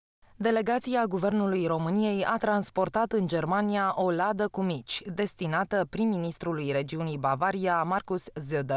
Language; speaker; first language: Romanian; native; Romanian